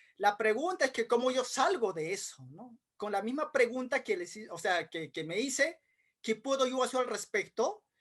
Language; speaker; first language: Spanish; non-native, local second language; Quechua